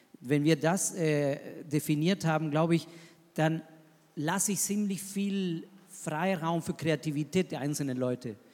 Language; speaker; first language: German; non-native, fluent; Spanish